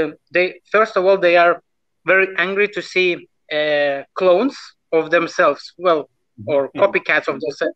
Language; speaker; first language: English; non-native, fluent; Lithuanian